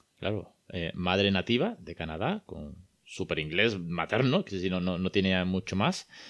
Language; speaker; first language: Spanish; native; Spanish